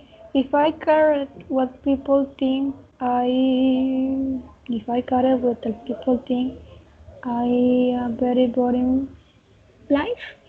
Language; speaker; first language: English; non-native, learner; Spanish